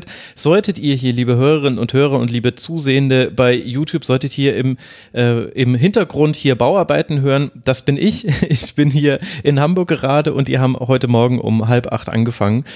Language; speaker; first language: German; native; German